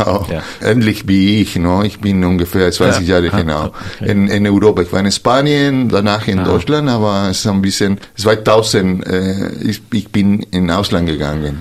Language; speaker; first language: German; non-native, fluent; Spanish